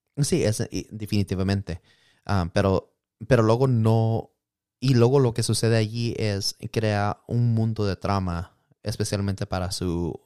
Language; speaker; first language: Spanish; early bilingual, heritage; Spanish